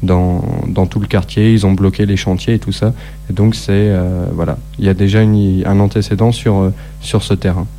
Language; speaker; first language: French; native; French